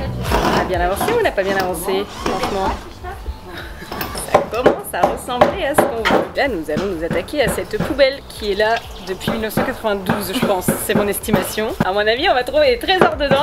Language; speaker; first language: French; native; French